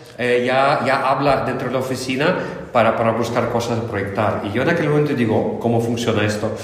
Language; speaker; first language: Spanish; non-native, fluent; Russian